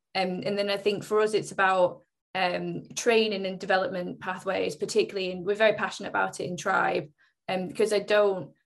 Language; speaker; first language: English; native; English